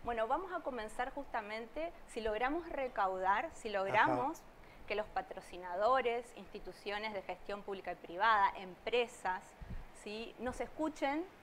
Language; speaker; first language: Spanish; native; Spanish